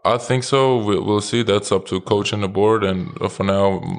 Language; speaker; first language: English; non-native, fluent; Lithuanian